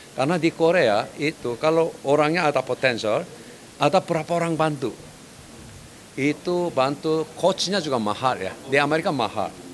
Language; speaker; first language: Indonesian; non-native, fluent; Korean